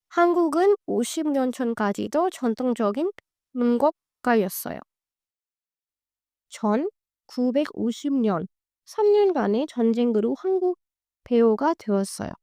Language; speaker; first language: Korean; non-native, learner; Hindi